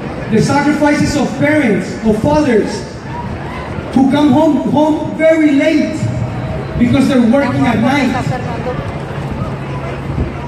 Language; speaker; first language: English; early bilingual, other home language; Spanish